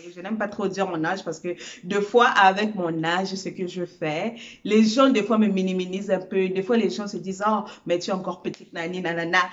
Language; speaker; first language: French; early bilingual, other home language; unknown